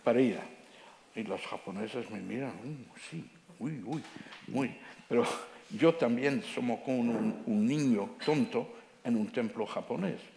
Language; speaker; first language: Spanish; non-native, fluent; Dutch